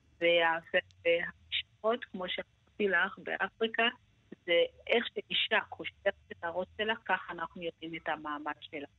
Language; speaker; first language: Hebrew; non-native, fluent; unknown